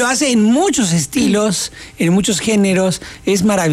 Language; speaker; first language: Spanish; native; Spanish